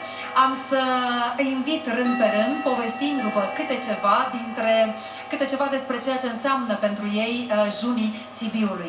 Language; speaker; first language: Romanian; native; Romanian